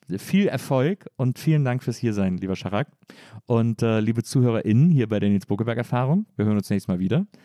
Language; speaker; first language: German; native; German